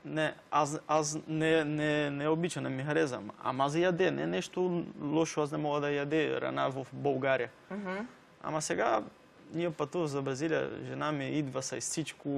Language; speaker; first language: Bulgarian; non-native, learner; Portuguese